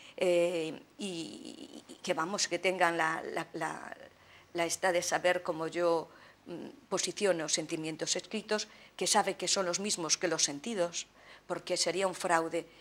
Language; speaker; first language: Spanish; native; Spanish